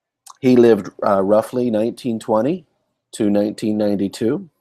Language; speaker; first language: English; native; English